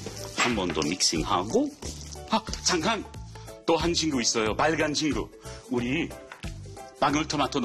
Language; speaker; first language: Korean; non-native, learner; English